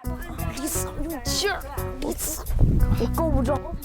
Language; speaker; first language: Chinese; native; Chinese